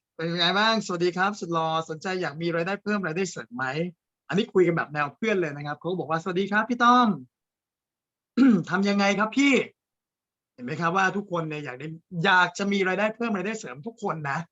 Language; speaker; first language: Thai; native; Thai